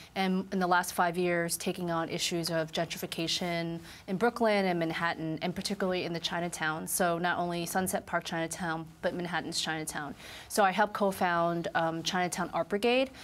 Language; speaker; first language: English; native; English